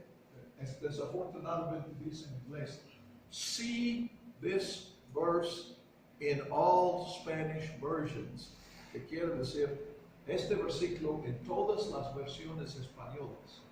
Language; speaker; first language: Spanish; non-native, fluent; English